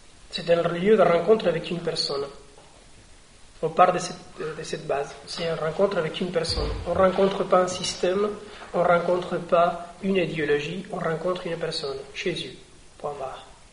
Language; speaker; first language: French; non-native, fluent; Spanish